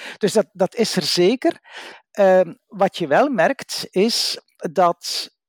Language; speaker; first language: Dutch; native; Dutch